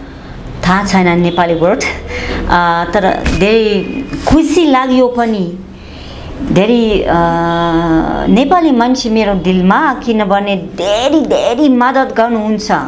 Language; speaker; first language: Nepali; non-native, learner; Dutch